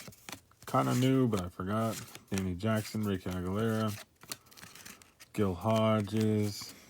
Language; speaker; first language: English; native; English